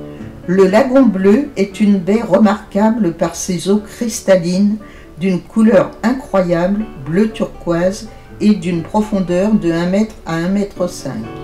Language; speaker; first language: French; native; French